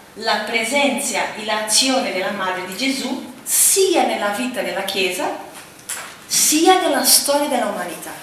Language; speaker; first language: Italian; non-native, fluent; Portuguese